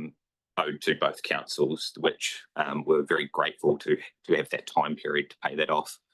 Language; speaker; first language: English; native; English